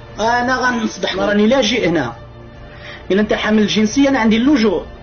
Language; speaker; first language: Arabic; native; Arabic